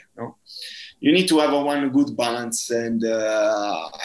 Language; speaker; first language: English; non-native, learner; Italian